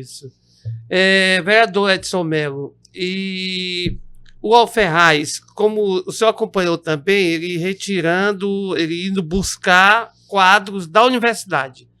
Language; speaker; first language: Portuguese; native; Portuguese